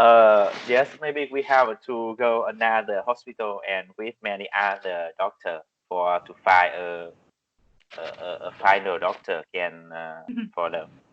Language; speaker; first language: English; non-native, learner; Vietnamese